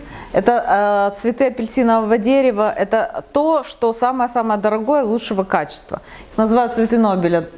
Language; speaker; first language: Russian; native; Russian